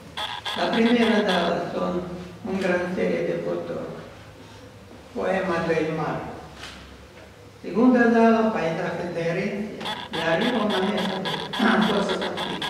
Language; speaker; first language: Spanish; non-native, learner; Russian